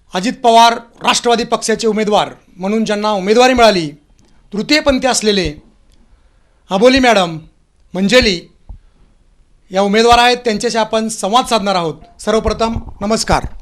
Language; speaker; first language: Marathi; native; Marathi